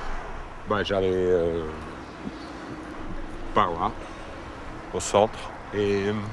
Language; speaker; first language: French; non-native, fluent; Portuguese